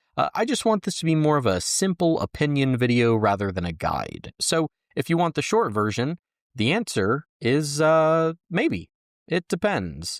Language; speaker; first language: English; native; English